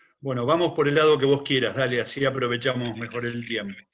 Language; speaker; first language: Spanish; native; Spanish